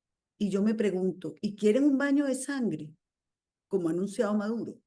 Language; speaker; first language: Spanish; native; Spanish